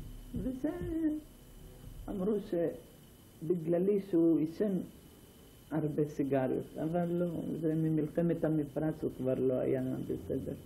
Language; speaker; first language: Hebrew; non-native, fluent; Ladino